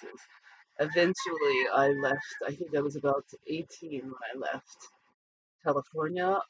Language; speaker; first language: English; native; English